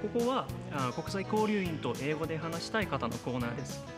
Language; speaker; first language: Japanese; non-native, fluent; Dutch